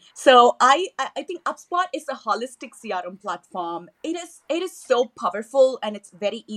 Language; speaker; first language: English; non-native, local second language; Tamil